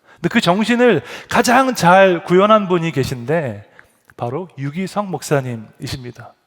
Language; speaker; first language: Korean; native; Korean